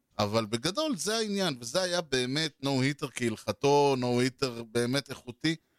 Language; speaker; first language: Hebrew; native; Hebrew